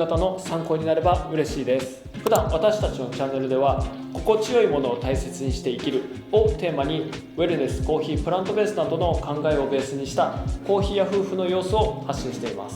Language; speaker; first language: Japanese; native; Japanese